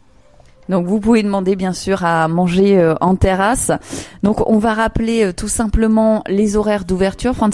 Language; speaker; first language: French; native; French